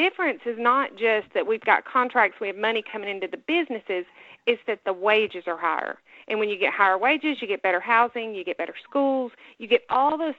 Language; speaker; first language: English; native; English